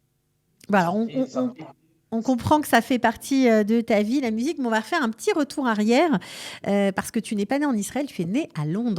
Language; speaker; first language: French; native; French